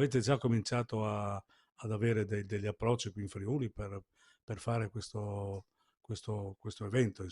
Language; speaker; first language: Italian; native; Italian